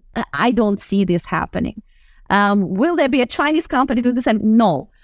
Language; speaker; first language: English; non-native, fluent; Russian